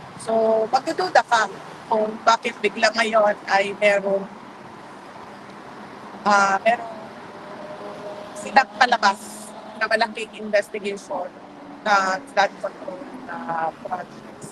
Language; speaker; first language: Filipino; non-native, local second language; Cebuano